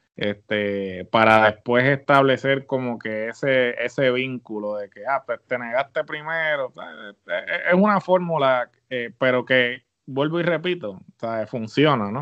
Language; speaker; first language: Spanish; native; Spanish